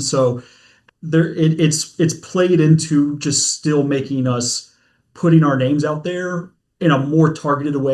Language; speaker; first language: English; native; English